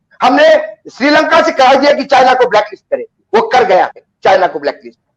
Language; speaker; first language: Hindi; native; Hindi